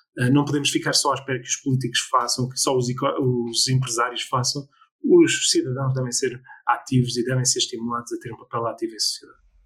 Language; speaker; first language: Portuguese; early bilingual, other home language; English